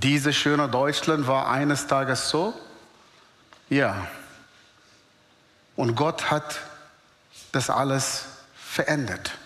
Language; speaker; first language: German; non-native, fluent; Arabic